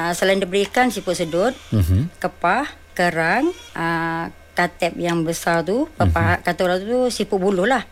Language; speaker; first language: Malay; non-native, local second language; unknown